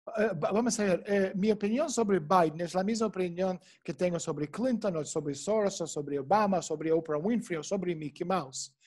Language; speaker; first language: Spanish; non-native, fluent; Russian